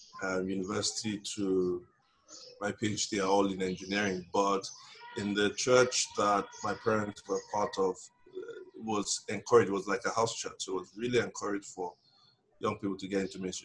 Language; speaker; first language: English; non-native, local second language; Yoruba